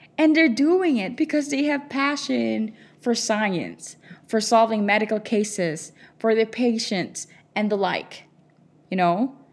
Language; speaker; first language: English; non-native, local second language; Filipino